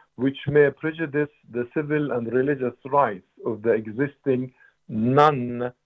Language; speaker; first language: English; non-native, fluent; Arabic